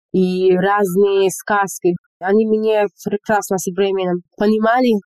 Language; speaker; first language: Russian; non-native, fluent; English